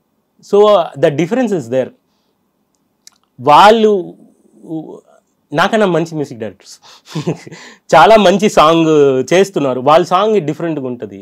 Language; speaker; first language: Telugu; non-native, local second language; Tamil